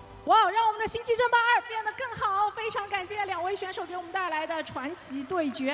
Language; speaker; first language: Chinese; native; Chinese